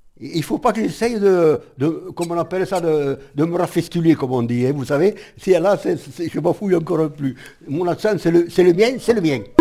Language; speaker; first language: French; native; French